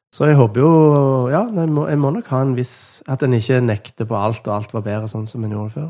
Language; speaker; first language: Norwegian; native; Norwegian